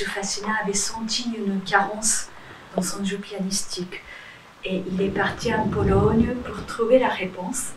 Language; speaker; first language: French; native; French